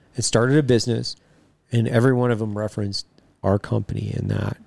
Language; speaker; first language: English; native; English